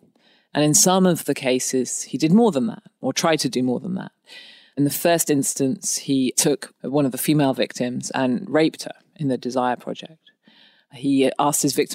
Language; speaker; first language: English; native; English